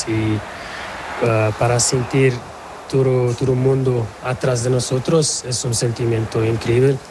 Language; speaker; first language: Spanish; non-native, learner; Portuguese